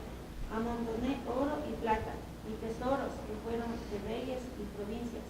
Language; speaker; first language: Spanish; native; Spanish